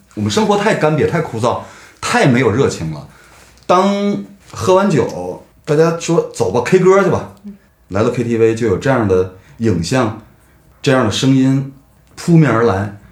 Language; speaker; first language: Chinese; native; Chinese